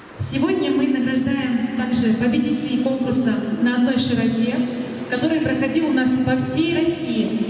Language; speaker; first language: Russian; native; Russian